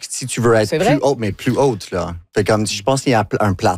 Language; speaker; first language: French; non-native, local second language; English